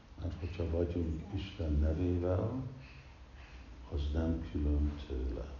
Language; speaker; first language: Hungarian; early bilingual, heritage; Hungarian